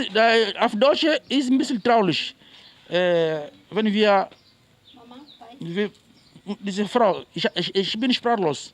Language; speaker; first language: German; non-native, learner; Portuguese